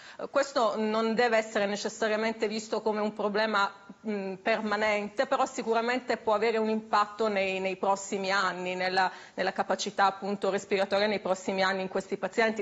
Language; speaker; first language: Italian; native; Italian